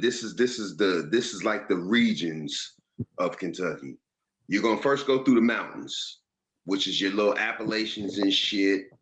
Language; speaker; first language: English; native; English